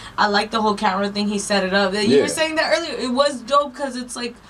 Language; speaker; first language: English; native; English